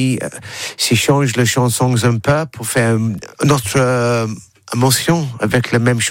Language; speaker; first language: French; non-native, learner; English